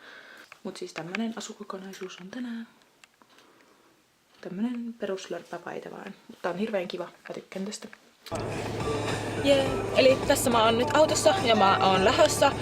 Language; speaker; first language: Finnish; native; Finnish